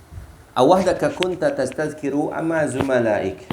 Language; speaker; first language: Arabic; non-native, fluent; Indonesian